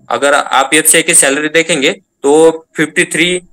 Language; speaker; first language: Hindi; non-native, local second language; Marathi